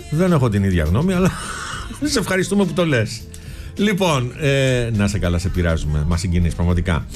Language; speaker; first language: Greek; native; Greek